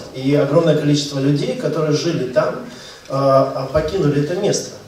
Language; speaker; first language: Russian; native; Russian